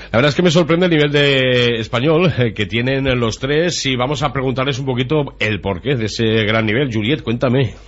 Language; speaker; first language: Spanish; native; Spanish